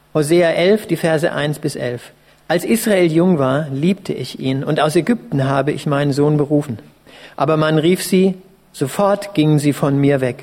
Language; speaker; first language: German; native; German